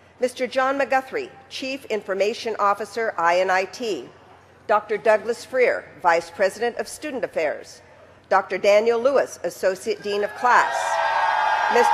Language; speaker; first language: English; native; English